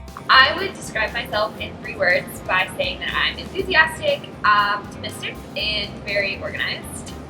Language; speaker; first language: English; native; English